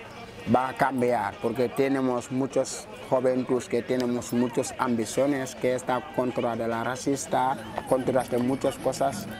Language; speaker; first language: Spanish; non-native, local second language; Wolof